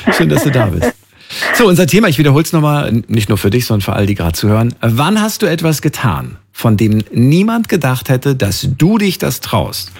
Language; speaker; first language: German; native; German